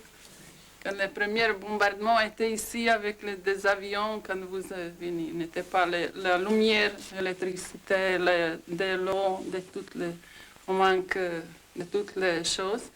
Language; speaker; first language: French; non-native, learner; Croatian